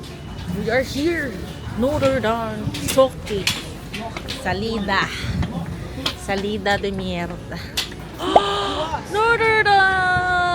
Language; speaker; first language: Spanish; non-native, fluent; Filipino